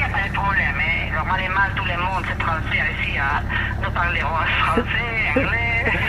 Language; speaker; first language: French; non-native, learner; Spanish